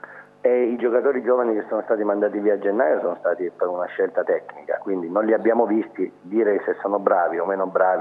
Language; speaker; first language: Italian; native; Italian